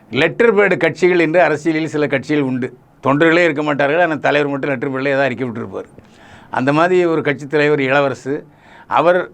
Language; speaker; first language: Tamil; native; Tamil